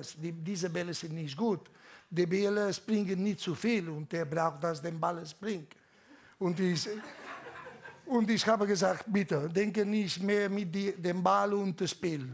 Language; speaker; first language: German; non-native, learner; Catalan